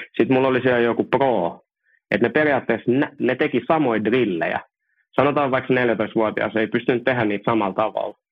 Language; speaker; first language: Finnish; early bilingual, other home language; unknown